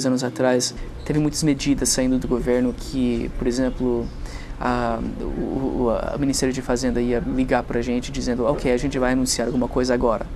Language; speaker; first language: Portuguese; non-native, fluent; English